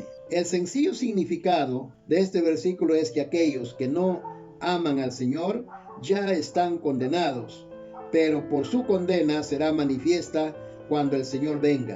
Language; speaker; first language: Spanish; native; Spanish